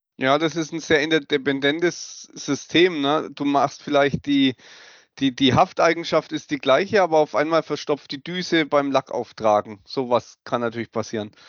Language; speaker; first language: German; native; German